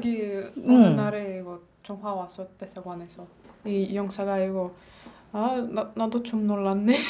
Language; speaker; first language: Korean; non-native, learner; Russian